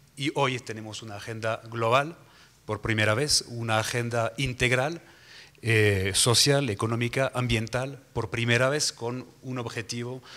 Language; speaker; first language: Spanish; non-native, fluent; French